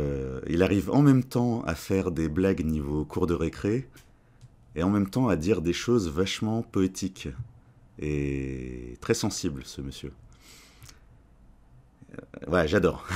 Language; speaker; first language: French; native; French